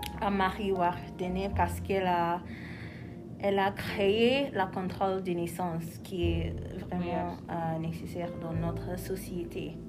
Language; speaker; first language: French; non-native, learner; English